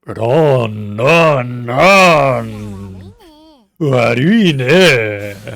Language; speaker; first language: Japanese; non-native, fluent; English